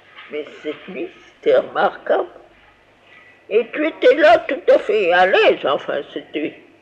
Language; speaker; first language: French; native; French